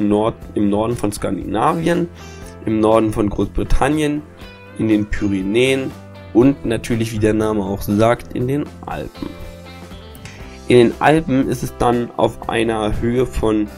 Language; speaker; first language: German; native; German